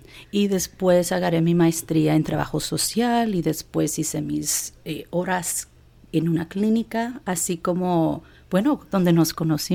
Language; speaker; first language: Spanish; early bilingual, heritage; Spanish